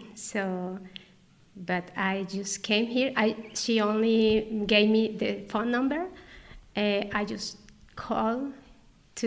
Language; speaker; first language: English; non-native, learner; Spanish